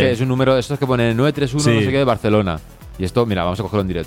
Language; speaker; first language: Spanish; native; Spanish